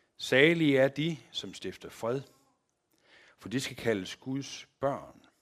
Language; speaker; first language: Danish; native; Danish